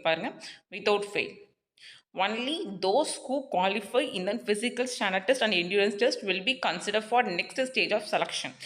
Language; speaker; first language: English; non-native, local second language; Tamil